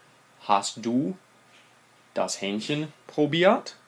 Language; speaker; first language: German; non-native, fluent; English